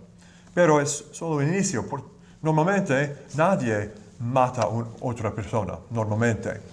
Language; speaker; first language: Spanish; non-native, learner; English